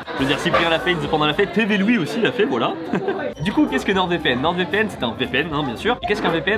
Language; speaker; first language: French; native; French